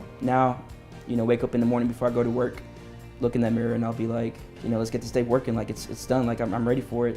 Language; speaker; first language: English; early bilingual, other home language; Spanish